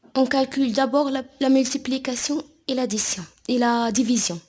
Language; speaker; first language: French; non-native, local second language; Arabic